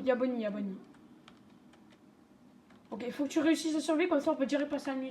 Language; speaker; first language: French; native; French